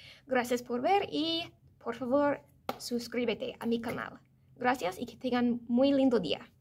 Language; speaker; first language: Spanish; non-native, fluent; English